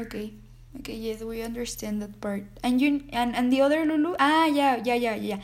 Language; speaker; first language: English; non-native, learner; Spanish